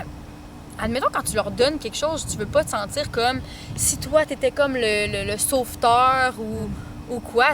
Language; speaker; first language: French; native; French